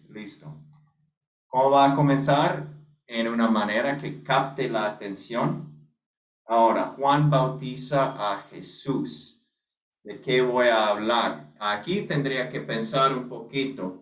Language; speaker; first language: Spanish; non-native, fluent; English